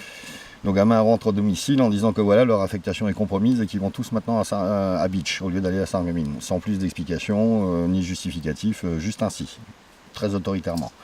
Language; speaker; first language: French; native; French